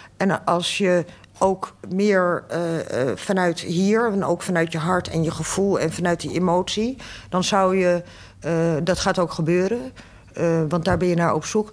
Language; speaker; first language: Dutch; early bilingual, other home language; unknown